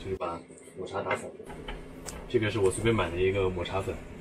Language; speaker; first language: Chinese; native; Chinese